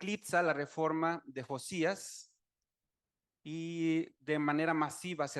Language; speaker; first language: Spanish; native; Spanish